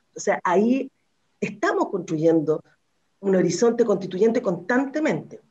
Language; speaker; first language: Spanish; native; Spanish